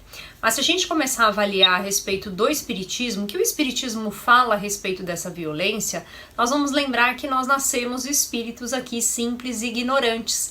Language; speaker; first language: Portuguese; native; Portuguese